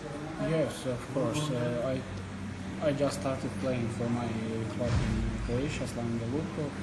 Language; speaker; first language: English; non-native, learner; Croatian